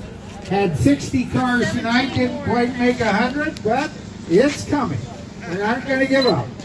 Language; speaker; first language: English; native; English